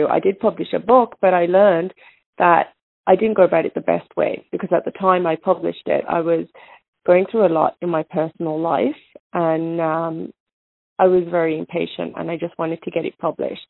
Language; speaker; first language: English; native; English